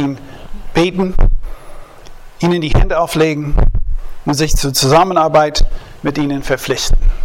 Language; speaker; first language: German; non-native, fluent; English